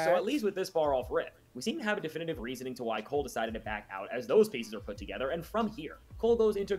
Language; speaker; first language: English; native; English